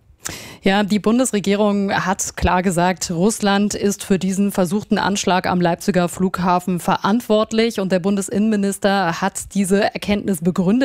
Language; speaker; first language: German; native; German